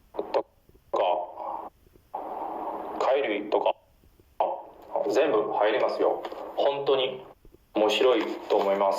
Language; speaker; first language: Japanese; non-native, fluent; Chinese